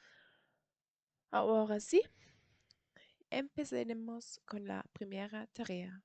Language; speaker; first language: Spanish; non-native, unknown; German